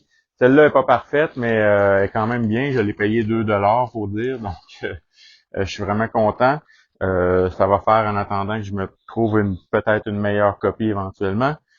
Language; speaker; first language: French; native; French